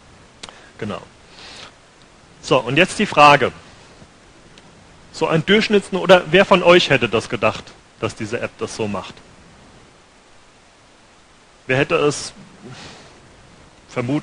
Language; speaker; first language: German; native; German